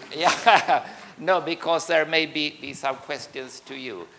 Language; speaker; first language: English; non-native, fluent; Swedish